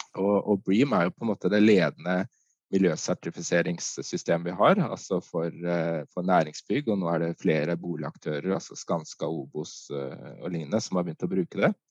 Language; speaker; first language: Norwegian; native; Norwegian